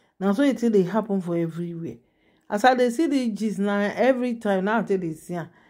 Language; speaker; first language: Nigerian Pidgin; non-native, local second language; Yoruba